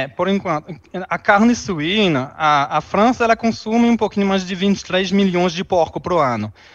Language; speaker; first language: Portuguese; non-native, fluent; French